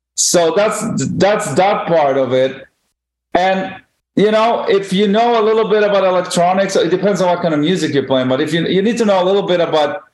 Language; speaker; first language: English; non-native, fluent; Hebrew